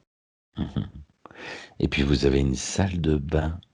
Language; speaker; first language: French; native; French